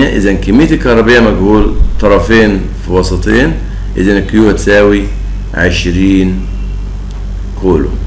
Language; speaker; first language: Arabic; native; Arabic